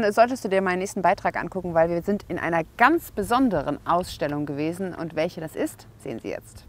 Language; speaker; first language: German; native; German